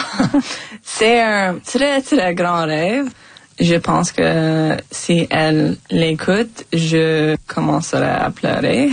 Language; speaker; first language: French; non-native, local second language; English